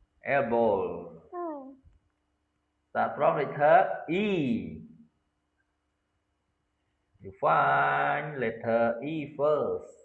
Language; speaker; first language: English; non-native, learner; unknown